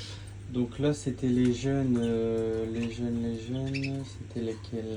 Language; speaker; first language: French; native; French